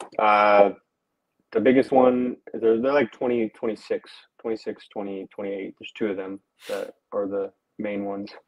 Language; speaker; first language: English; native; English